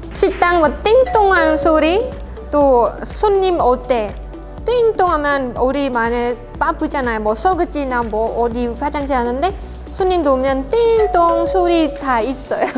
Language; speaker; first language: Korean; non-native, learner; Khmer